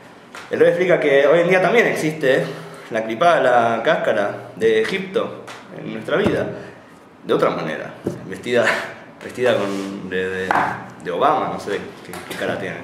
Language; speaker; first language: Spanish; native; Spanish